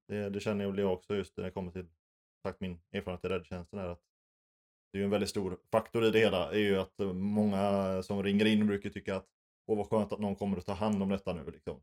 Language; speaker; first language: Swedish; native; Swedish